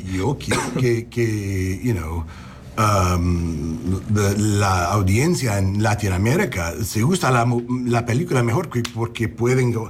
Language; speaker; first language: Spanish; non-native, learner; English